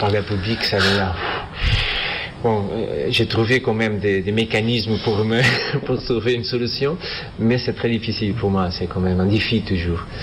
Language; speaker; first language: French; non-native, fluent; Portuguese